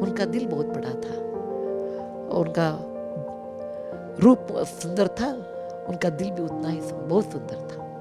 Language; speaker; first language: Hindi; non-native, local second language; Kannada